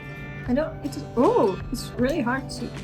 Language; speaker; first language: English; non-native, fluent; Czech